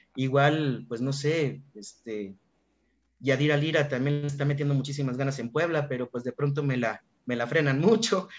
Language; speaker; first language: Spanish; native; Spanish